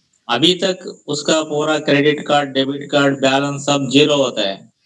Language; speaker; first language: Hindi; non-native, local second language; Telugu